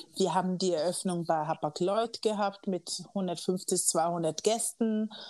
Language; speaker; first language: German; early bilingual, other home language; Akan